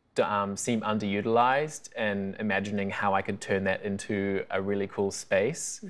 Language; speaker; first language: English; native; English